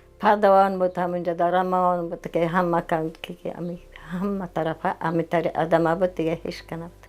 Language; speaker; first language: Tajik; non-native, fluent; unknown